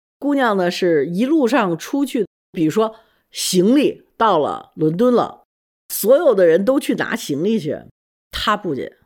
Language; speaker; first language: Chinese; native; Chinese